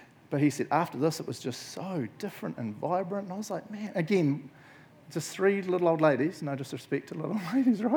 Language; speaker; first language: English; native; English